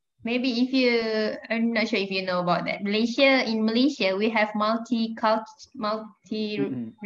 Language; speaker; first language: English; non-native, fluent; Malay